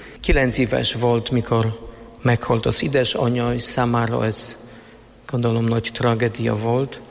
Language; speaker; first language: Hungarian; non-native, fluent; Polish